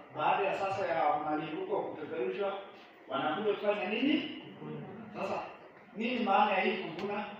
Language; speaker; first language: Swahili; non-native, local second language; Kalenjin